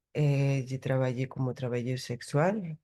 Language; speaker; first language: French; non-native, learner; Spanish